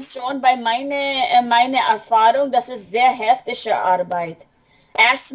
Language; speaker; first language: German; non-native, learner; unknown